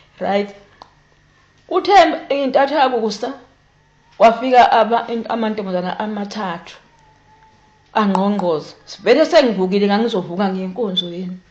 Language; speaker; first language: Zulu; native; Zulu